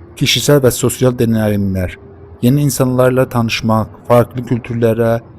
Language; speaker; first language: Turkish; non-native, fluent; Persian